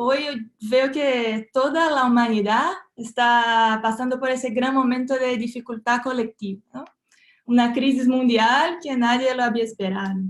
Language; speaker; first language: Spanish; non-native, fluent; Portuguese